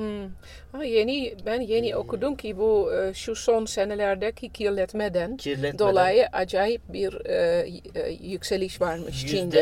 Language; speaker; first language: Turkish; non-native, fluent; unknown